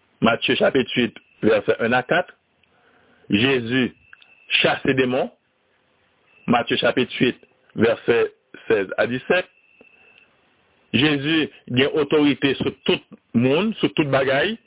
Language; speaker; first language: French; non-native, learner; Haitian Creole